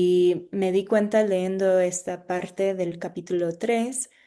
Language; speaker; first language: Spanish; non-native, fluent; English